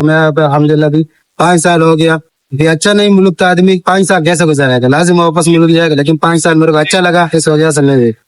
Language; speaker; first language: Hindi; non-native, learner; Arabic